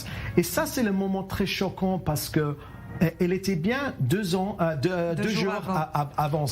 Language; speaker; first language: French; non-native, learner; English